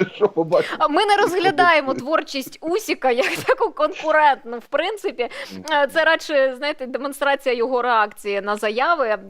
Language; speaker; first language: Ukrainian; non-native, local second language; Russian